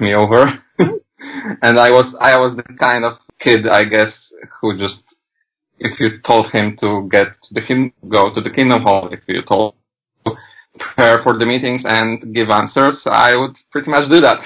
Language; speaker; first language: English; non-native, fluent; Polish